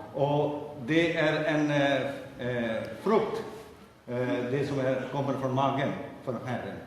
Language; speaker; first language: Swedish; non-native, fluent; Urdu